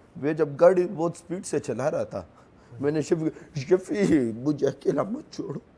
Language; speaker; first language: Urdu; non-native, local second language; Pashto